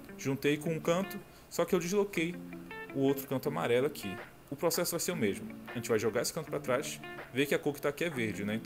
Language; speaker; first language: Portuguese; native; Portuguese